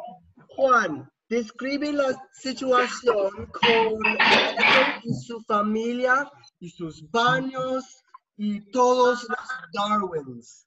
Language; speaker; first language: Spanish; non-native, fluent; English